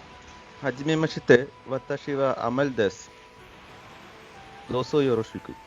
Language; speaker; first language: Japanese; non-native, learner; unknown